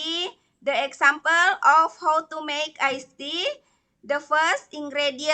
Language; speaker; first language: English; non-native, learner; Indonesian